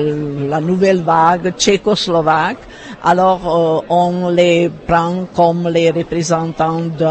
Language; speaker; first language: French; non-native, fluent; Czech